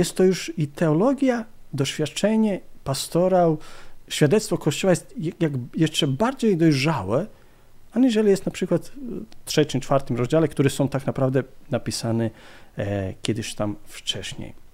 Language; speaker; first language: Polish; non-native, fluent; Croatian